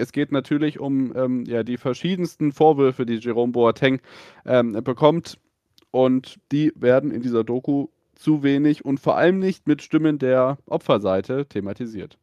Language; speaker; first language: German; native; German